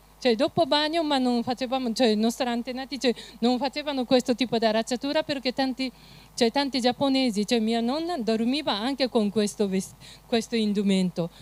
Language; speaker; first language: Italian; non-native, fluent; Japanese